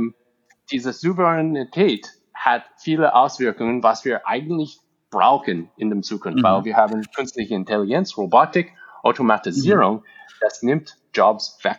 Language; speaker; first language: German; non-native, fluent; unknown